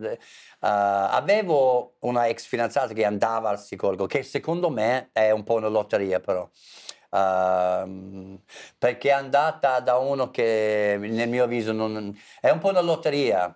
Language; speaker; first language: Italian; non-native, fluent; English